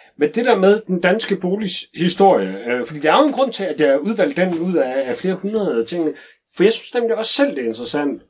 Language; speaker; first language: Danish; native; Danish